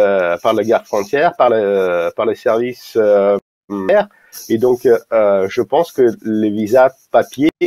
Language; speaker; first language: French; non-native, fluent; Russian